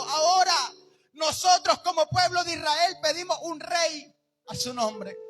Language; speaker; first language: Spanish; native; Spanish